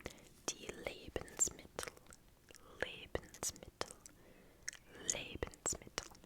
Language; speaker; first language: German; non-native, learner; English